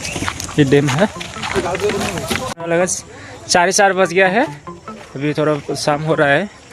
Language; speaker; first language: Hindi; non-native, local second language; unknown